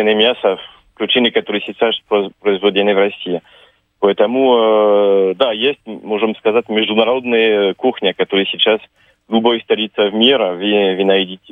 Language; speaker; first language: Russian; non-native, fluent; French